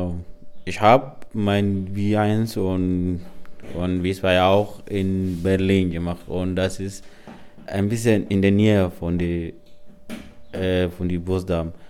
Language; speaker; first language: German; non-native, learner; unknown